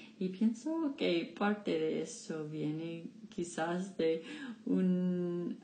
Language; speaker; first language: Spanish; non-native, learner; English